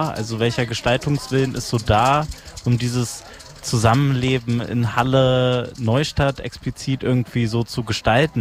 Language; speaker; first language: German; native; German